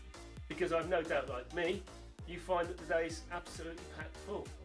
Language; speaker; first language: English; native; English